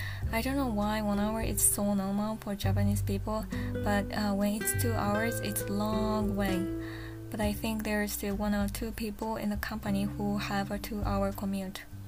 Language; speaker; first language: English; non-native, fluent; Japanese